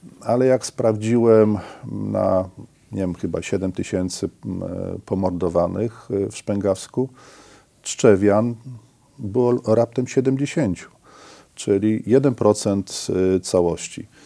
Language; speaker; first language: Polish; native; Polish